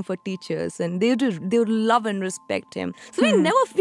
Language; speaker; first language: English; non-native, local second language; Urdu